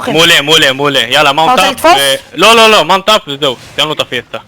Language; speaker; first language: Hebrew; native; Hebrew